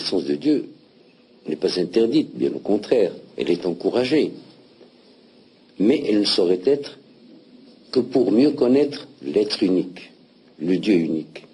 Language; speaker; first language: French; non-native, local second language; Arabic